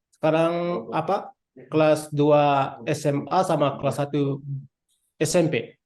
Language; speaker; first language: Indonesian; non-native, local second language; Balinese